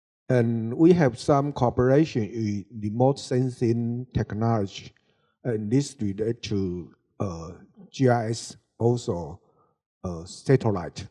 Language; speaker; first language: English; non-native, learner; Chinese